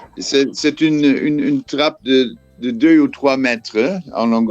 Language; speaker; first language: French; non-native, fluent; Dutch